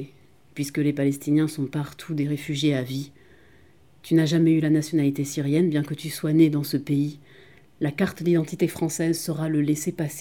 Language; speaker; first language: French; native; French